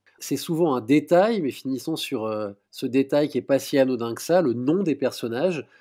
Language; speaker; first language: French; native; French